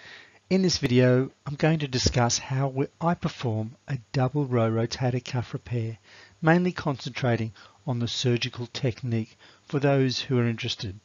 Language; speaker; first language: English; native; English